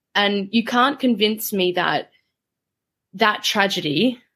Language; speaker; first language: English; native; English